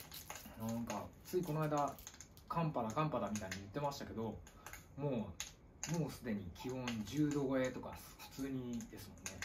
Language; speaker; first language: Japanese; native; Japanese